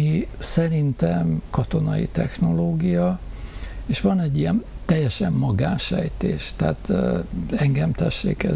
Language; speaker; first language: Hungarian; native; Hungarian